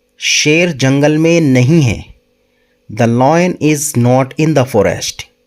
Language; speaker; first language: Hindi; native; Hindi